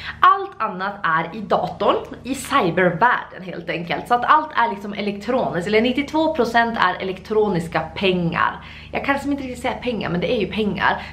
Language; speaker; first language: Swedish; native; Swedish